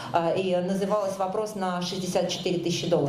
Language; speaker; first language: Russian; native; Russian